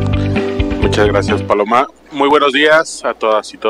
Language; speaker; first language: Spanish; native; Spanish